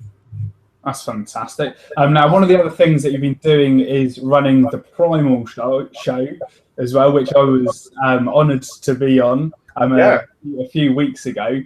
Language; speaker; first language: English; native; English